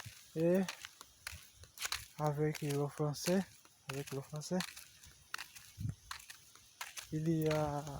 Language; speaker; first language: French; non-native, learner; Portuguese